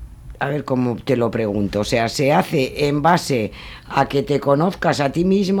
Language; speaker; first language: Spanish; native; Spanish